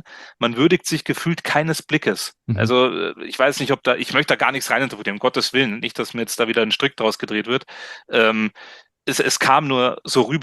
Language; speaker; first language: German; native; German